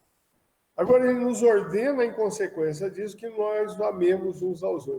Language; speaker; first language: Portuguese; native; Portuguese